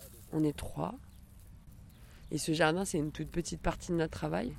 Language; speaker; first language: French; native; French